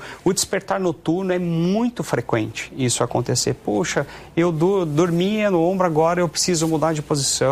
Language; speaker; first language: Portuguese; native; Portuguese